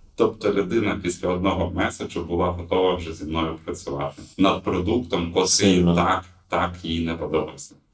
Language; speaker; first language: Ukrainian; non-native, local second language; Russian